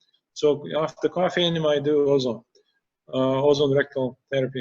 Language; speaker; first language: English; non-native, fluent; Russian